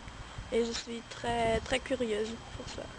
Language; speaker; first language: French; non-native, fluent; German